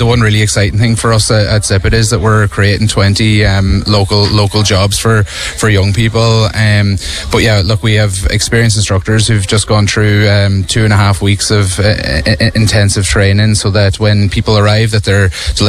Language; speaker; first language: English; native; English